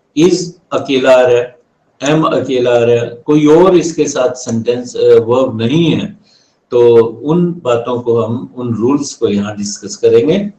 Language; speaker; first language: Hindi; native; Hindi